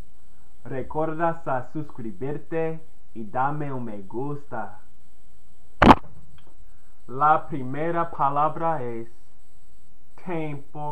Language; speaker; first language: Spanish; non-native, learner; English